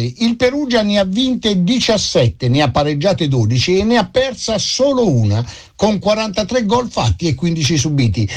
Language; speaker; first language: Italian; native; Italian